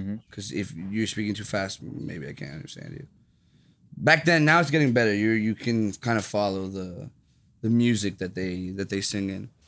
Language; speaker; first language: English; native; English